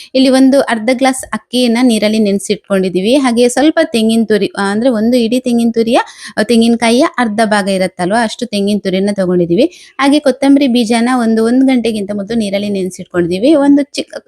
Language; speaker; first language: Kannada; non-native, local second language; Tulu